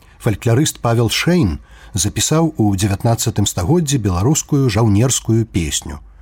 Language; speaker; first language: Belarusian; native; Belarusian